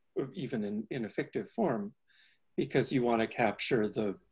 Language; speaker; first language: English; native; English